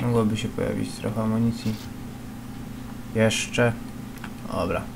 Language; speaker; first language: Polish; native; Polish